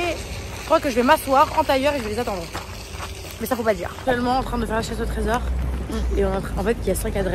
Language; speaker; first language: French; native; French